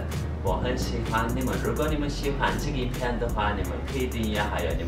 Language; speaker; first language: Chinese; non-native, learner; Turkish